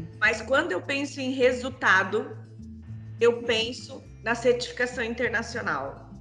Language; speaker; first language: Portuguese; native; Portuguese